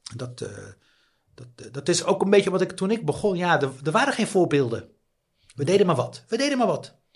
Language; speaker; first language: Dutch; early bilingual, other home language; Riffian